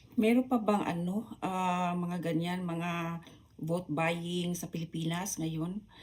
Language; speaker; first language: Filipino; non-native, local second language; Cebuano